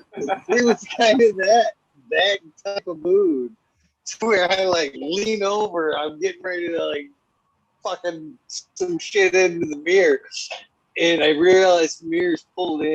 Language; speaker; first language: English; native; English